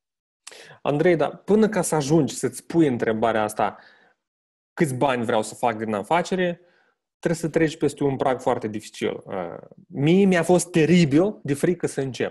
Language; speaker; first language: Romanian; native; Romanian